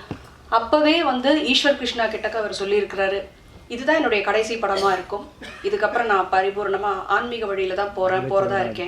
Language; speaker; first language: Tamil; native; Tamil